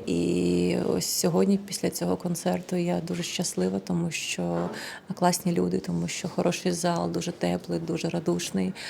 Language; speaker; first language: Ukrainian; non-native, local second language; Russian